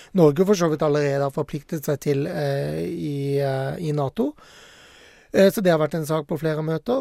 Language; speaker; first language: Norwegian; native; Norwegian